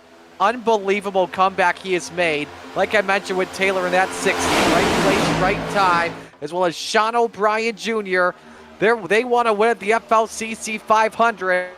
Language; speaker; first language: English; native; English